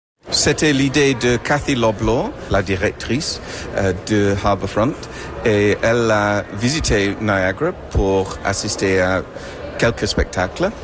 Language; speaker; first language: French; non-native, fluent; English